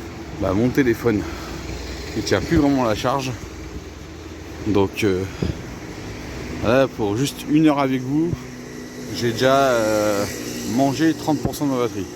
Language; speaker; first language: French; native; French